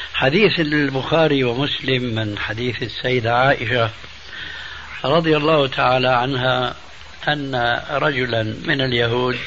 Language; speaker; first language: Arabic; early bilingual, other home language; Albanian